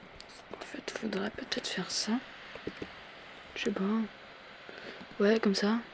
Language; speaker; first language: French; native; French